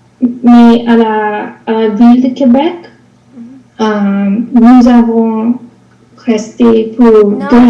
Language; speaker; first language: French; non-native, learner; English